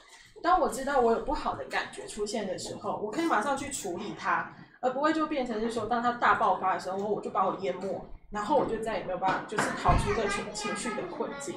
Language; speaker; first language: Chinese; native; Chinese